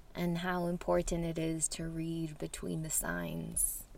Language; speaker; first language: English; early bilingual, other home language; Spanish